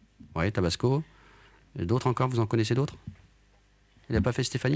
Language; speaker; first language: French; native; French